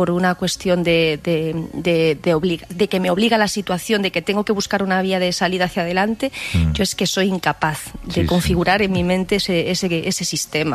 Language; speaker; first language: Spanish; native; Spanish